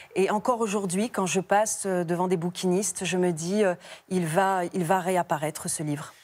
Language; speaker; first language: French; native; French